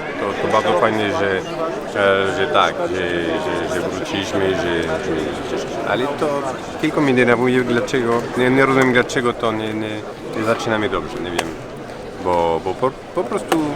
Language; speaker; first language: Polish; non-native, learner; French